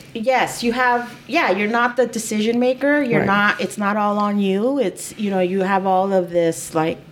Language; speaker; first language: English; early bilingual, other home language; Spanish